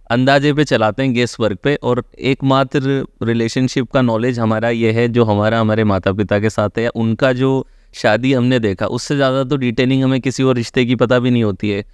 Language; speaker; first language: Hindi; native; Hindi